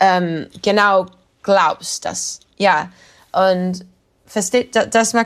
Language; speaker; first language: German; non-native, learner; English